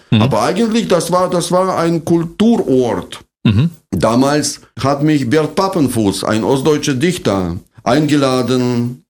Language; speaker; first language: German; non-native, fluent; Russian